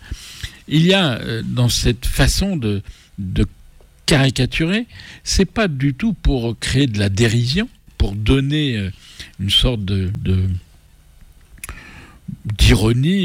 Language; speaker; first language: French; native; French